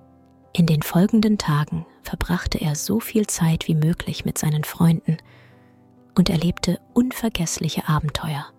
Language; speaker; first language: German; native; German